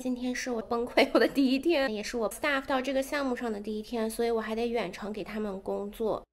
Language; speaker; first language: Chinese; native; Chinese